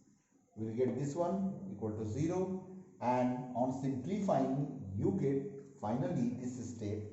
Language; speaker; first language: English; non-native, local second language; Hindi